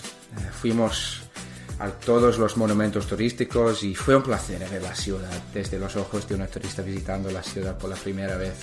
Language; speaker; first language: Spanish; non-native, learner; English